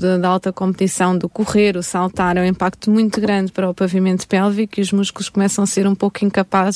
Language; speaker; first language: Portuguese; native; Portuguese